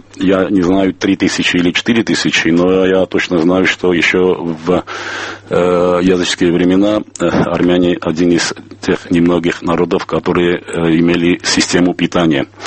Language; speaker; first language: Russian; non-native, local second language; Armenian